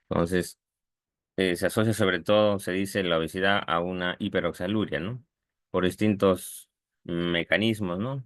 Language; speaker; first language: Spanish; native; Spanish